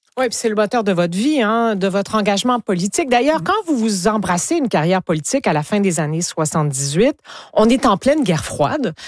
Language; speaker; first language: French; native; French